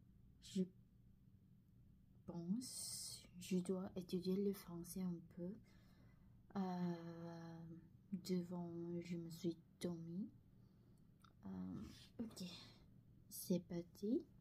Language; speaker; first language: French; non-native, learner; Korean